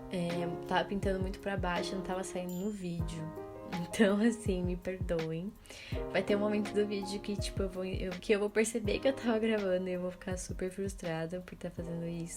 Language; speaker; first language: Portuguese; native; Portuguese